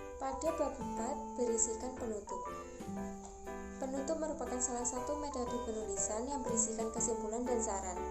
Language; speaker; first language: Indonesian; native; Indonesian